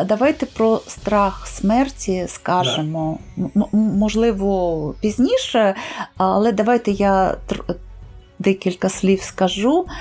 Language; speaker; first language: Ukrainian; native; Ukrainian